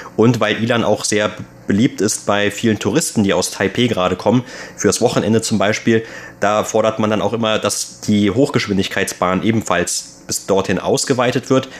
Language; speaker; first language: German; native; German